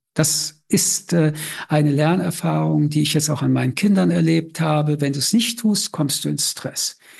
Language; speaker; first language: German; early bilingual, other home language; French